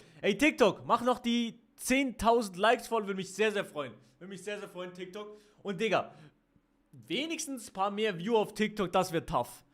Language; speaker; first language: German; native; German